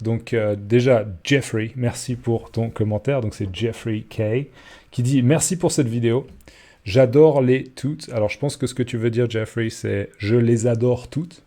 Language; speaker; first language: French; native; French